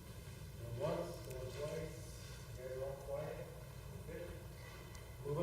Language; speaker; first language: English; native; English